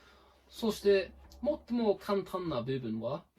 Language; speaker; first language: Japanese; non-native, fluent; English